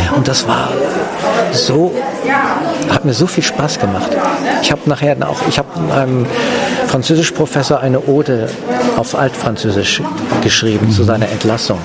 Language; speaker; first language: German; native; German